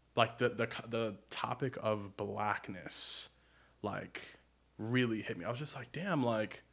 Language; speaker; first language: English; early bilingual, other home language; Yoruba